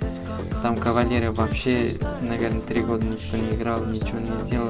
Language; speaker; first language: Russian; non-native, fluent; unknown